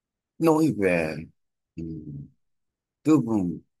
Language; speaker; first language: Vietnamese; non-native, learner; Korean